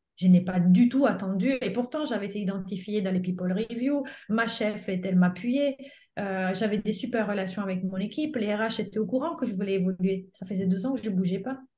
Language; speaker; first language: French; non-native, fluent; Italian